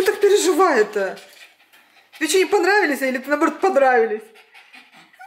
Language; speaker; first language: Russian; native; Russian